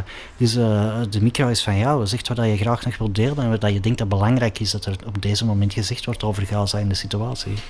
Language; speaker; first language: Dutch; native; Dutch